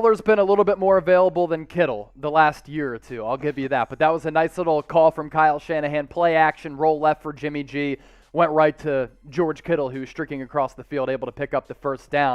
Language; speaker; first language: English; native; English